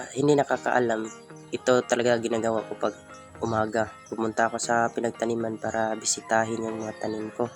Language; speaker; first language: Filipino; non-native, local second language; Cebuano